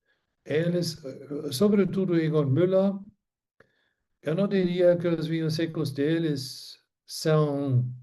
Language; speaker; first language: Portuguese; non-native, fluent; German